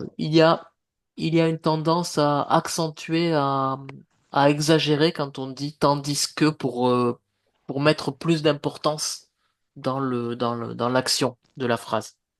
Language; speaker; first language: French; native; French